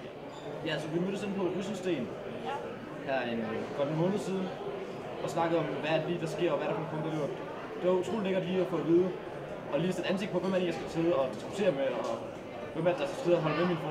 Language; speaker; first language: Danish; native; Danish